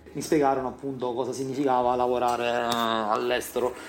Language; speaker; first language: Italian; native; Italian